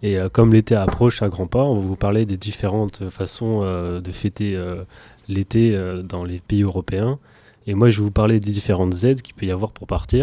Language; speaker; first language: French; native; French